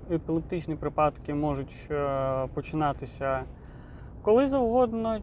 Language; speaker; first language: Ukrainian; non-native, local second language; Russian